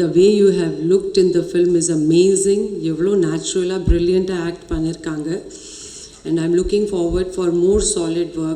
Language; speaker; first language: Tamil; non-native, fluent; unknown